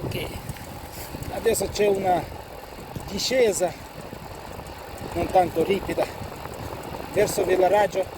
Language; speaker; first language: Italian; non-native, fluent; Romanian